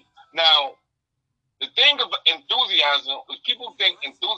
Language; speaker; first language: English; native; English